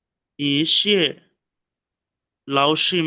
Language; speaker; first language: Chinese; non-native, learner; Bangla